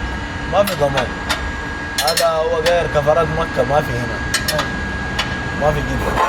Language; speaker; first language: Arabic; non-native, learner; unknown